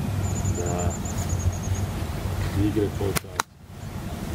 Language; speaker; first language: Russian; non-native, learner; Bulgarian